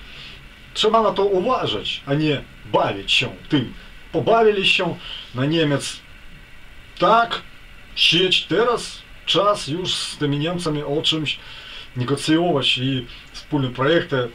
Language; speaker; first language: Polish; non-native, fluent; Ukrainian